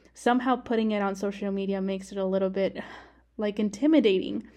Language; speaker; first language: English; early bilingual, other home language; Spanish